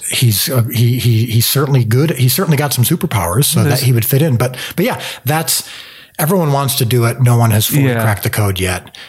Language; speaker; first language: English; native; English